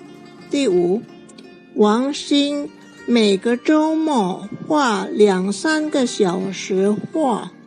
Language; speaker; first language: Chinese; non-native, fluent; Indonesian